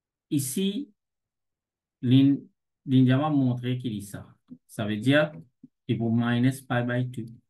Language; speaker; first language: French; non-native, local second language; Morisyen